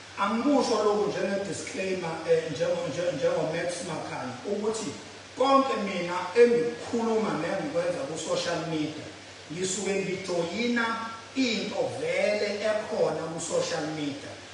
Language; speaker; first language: Zulu; native; Zulu